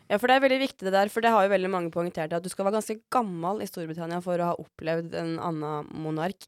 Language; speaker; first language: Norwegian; native; Norwegian